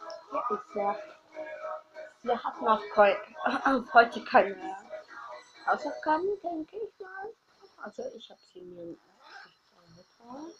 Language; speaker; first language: German; early bilingual, other home language; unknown